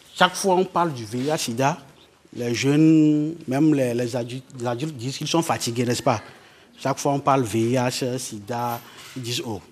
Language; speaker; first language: French; non-native, local second language; Ewe